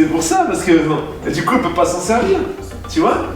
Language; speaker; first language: French; native; French